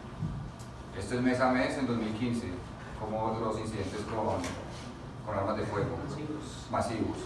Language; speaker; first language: Spanish; native; Spanish